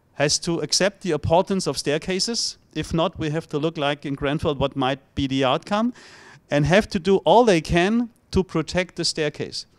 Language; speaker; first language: English; non-native, fluent; German